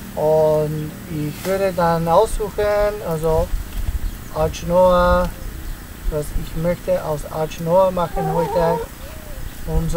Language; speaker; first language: German; non-native, learner; Italian